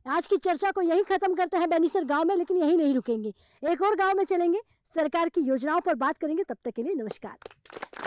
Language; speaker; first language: Hindi; native; Hindi